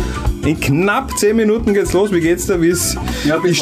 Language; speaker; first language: German; native; German